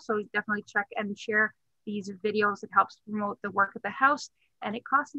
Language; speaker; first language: English; native; English